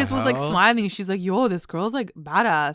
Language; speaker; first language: English; native; English